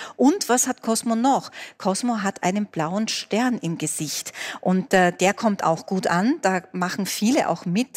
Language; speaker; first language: German; native; German